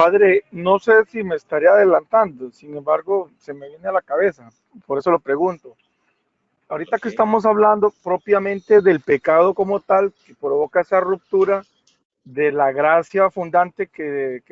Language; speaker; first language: Spanish; native; Spanish